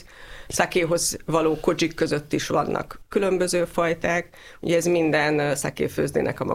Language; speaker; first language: Hungarian; native; Hungarian